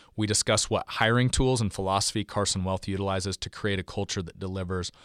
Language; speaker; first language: English; native; English